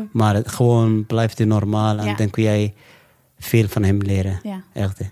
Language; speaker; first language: Dutch; non-native, local second language; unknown